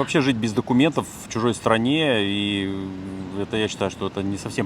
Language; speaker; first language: Russian; native; Russian